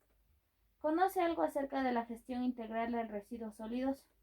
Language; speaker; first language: Spanish; native; Spanish